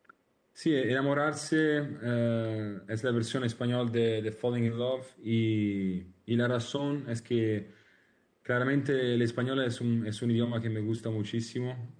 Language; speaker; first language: Spanish; non-native, learner; Italian